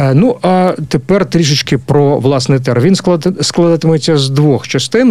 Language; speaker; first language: Ukrainian; native; Ukrainian